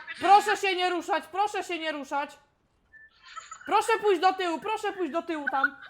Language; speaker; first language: Polish; native; Polish